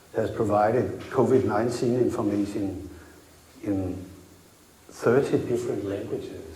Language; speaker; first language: English; non-native, fluent; Danish